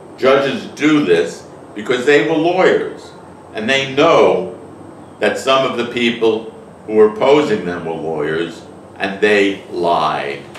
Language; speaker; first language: English; native; English